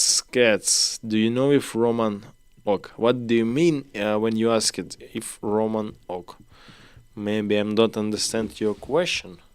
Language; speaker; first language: English; non-native, learner; Ukrainian